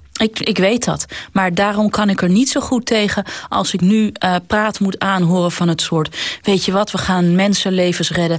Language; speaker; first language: Dutch; native; Dutch